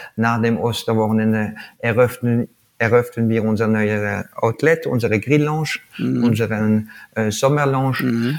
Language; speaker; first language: German; non-native, fluent; French